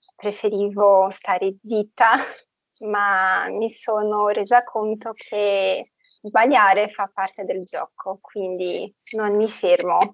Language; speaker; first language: Italian; non-native, fluent; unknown